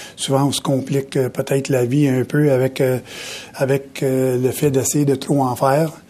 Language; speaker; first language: French; native; French